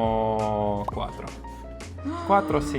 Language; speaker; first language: Spanish; non-native, fluent; Russian